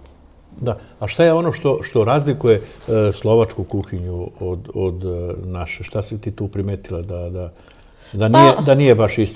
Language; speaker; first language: Croatian; native; Croatian